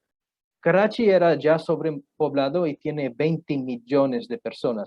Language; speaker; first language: Spanish; non-native, fluent; Punjabi